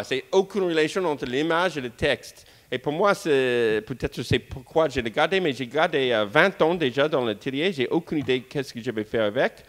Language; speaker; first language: French; non-native, fluent; English